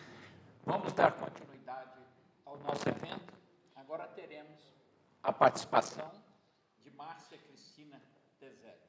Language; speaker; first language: Portuguese; native; Portuguese